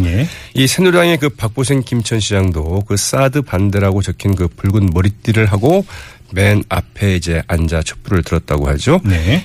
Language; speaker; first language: Korean; native; Korean